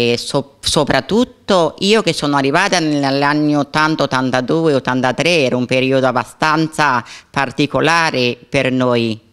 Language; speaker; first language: Italian; non-native, fluent; Spanish